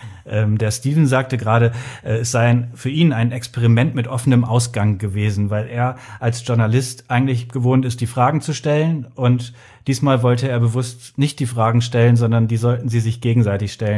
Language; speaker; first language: German; native; German